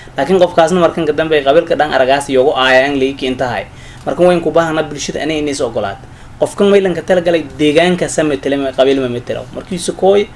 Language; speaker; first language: Somali; non-native, local second language; Maithili